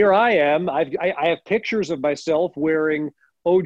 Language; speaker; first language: English; native; English